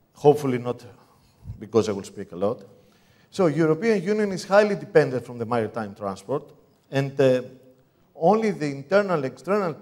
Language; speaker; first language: English; non-native, fluent; Greek